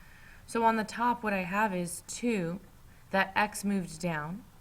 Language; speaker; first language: English; native; English